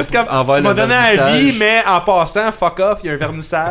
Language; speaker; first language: French; native; French